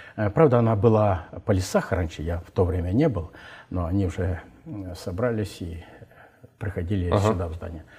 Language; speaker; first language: Russian; non-native, local second language; Ukrainian